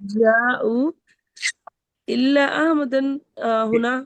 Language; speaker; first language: Arabic; non-native, learner; Urdu